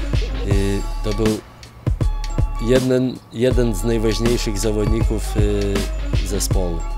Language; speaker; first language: Polish; non-native, fluent; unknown